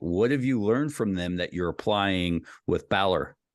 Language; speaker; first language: English; native; English